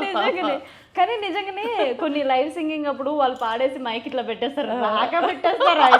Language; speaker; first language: Telugu; native; Telugu